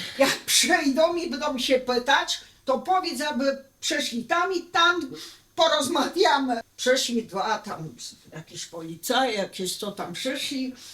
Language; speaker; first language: Polish; early bilingual, heritage; Polish